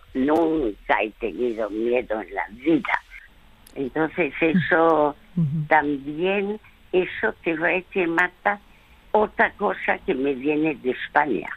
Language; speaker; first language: Spanish; non-native, fluent; French